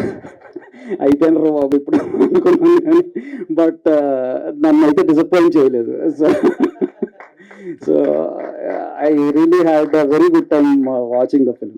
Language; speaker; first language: Telugu; native; Telugu